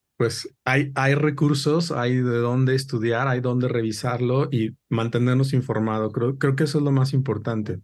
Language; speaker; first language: Spanish; native; Spanish